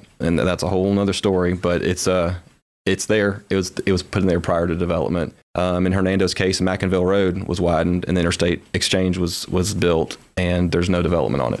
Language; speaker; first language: English; native; English